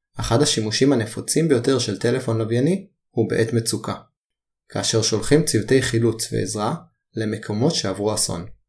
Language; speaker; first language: Hebrew; native; Hebrew